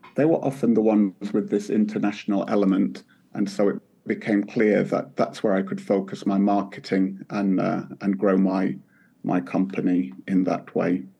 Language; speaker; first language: English; native; English